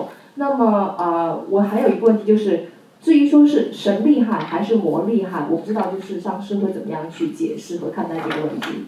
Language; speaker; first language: Chinese; native; Chinese